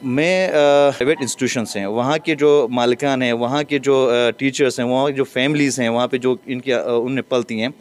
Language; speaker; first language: Urdu; non-native, local second language; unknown